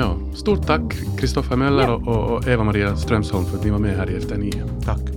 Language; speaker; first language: Swedish; native; Swedish